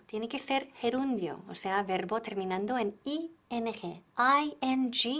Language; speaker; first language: Spanish; non-native, fluent; English